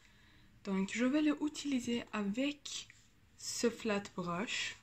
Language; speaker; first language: French; non-native, learner; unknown